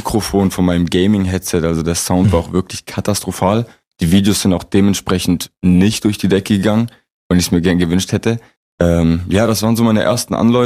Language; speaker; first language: German; native; German